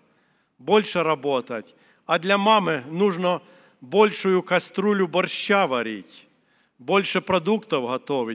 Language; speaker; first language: Russian; native; Russian